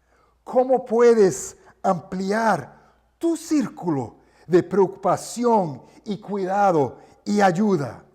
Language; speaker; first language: Spanish; non-native, fluent; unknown